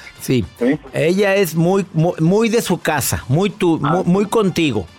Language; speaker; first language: Spanish; native; Spanish